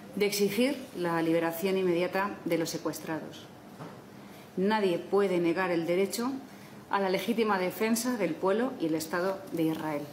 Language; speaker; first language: Spanish; native; Spanish